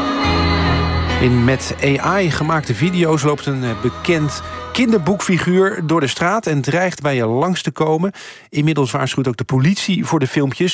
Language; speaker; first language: Dutch; native; Dutch